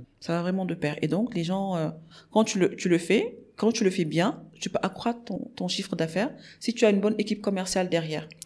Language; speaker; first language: French; non-native, local second language; Wolof